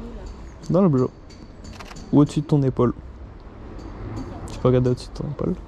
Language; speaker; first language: French; native; French